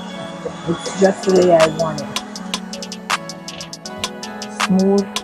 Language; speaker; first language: English; native; English